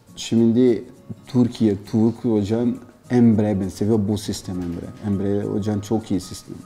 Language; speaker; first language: Turkish; non-native, learner; Portuguese